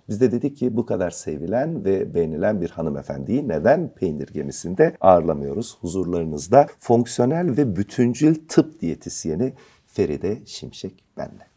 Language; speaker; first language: Turkish; native; Turkish